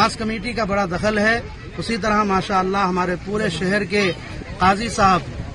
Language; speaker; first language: Urdu; native; Urdu